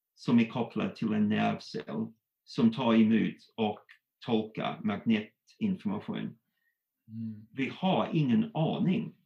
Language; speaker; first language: Swedish; non-native, fluent; English